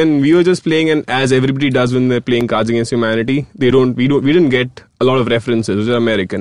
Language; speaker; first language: English; non-native, local second language; Gujarati